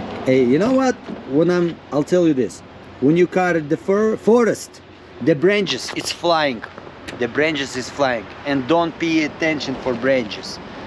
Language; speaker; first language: English; non-native, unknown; Russian